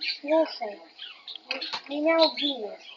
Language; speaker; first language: Russian; native; Russian